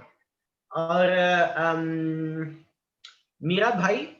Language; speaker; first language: Hindi; non-native, learner; Italian